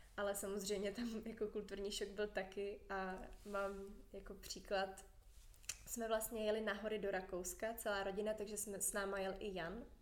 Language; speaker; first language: Czech; native; Czech